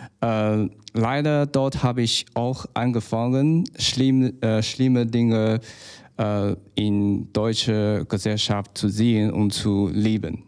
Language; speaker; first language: German; non-native, learner; Chinese